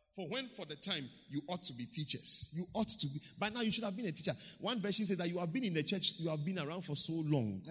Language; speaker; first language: English; non-native, local second language; Akan